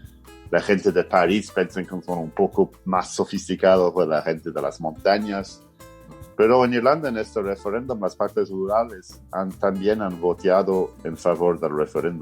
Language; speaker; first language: Spanish; non-native, fluent; English